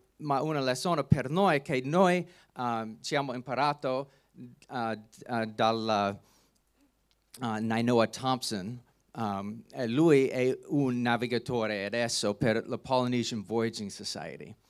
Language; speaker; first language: Italian; non-native, learner; English